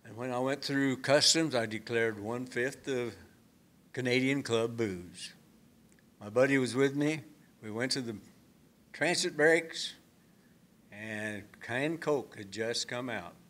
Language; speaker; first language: English; native; English